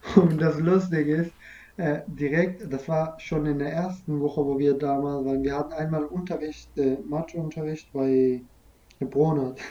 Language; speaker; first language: German; non-native, fluent; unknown